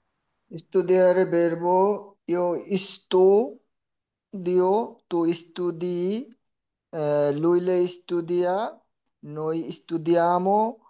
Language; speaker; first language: Italian; non-native, learner; Bangla